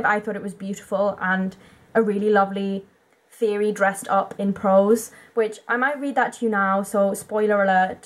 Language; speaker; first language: English; native; English